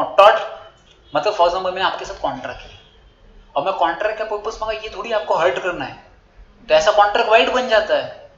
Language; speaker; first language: Hindi; non-native, local second language; Marathi